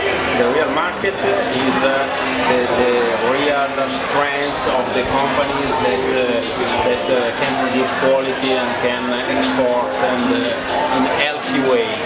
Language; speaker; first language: English; non-native, fluent; Italian